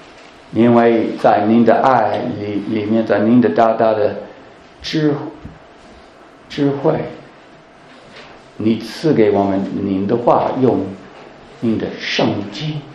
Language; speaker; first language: Chinese; non-native, fluent; English